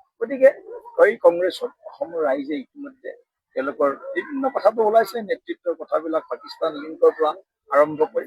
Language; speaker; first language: Assamese; native; Assamese